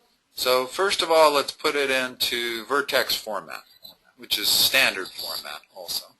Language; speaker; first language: English; native; English